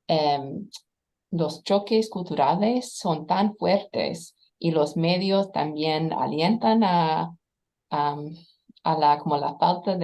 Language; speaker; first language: Spanish; non-native, fluent; English